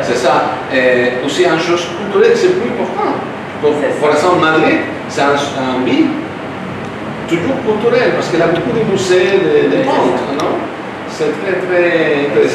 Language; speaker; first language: French; non-native, learner; Spanish